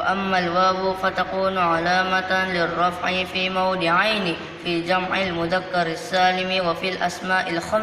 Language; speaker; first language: Arabic; non-native, learner; Indonesian